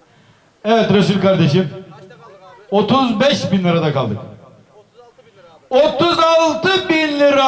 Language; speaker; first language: Turkish; native; Turkish